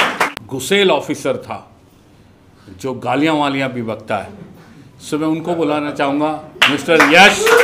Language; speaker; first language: Hindi; native; Hindi